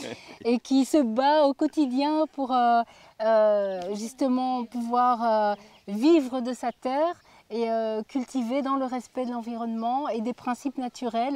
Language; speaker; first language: French; native; French